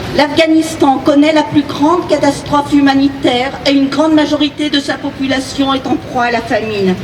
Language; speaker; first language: French; native; French